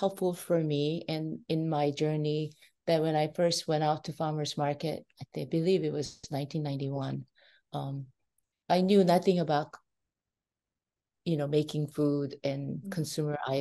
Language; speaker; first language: English; non-native, fluent; Korean